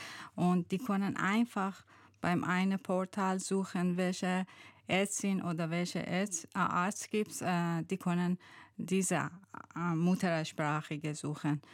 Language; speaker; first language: German; non-native, learner; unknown